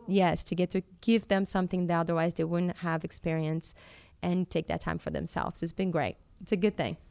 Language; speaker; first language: English; non-native, fluent; Portuguese